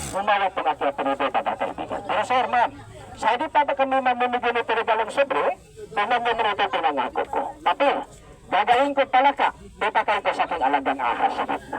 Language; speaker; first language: Filipino; non-native, local second language; Cebuano